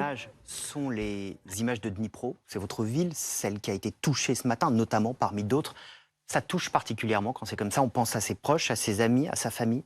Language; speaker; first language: French; native; French